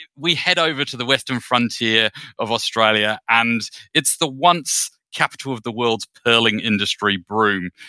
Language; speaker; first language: English; native; English